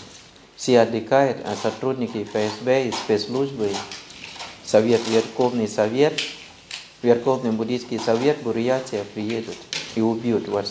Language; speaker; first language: Russian; non-native, fluent; Thai